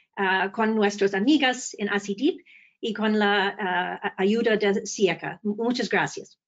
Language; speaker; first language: Spanish; non-native, fluent; English